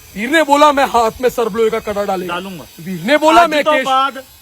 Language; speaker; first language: Hindi; native; Hindi